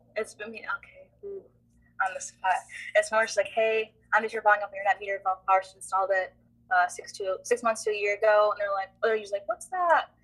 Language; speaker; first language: English; native; English